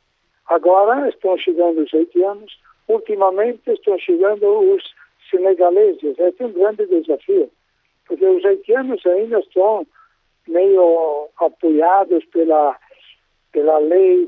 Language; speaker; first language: Portuguese; non-native, fluent; Italian